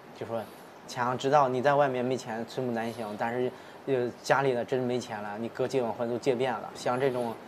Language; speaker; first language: Chinese; native; Chinese